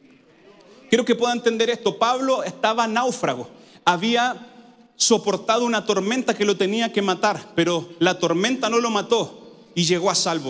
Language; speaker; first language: Spanish; native; Spanish